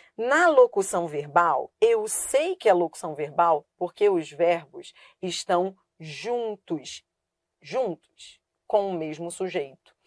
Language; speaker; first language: Portuguese; native; Portuguese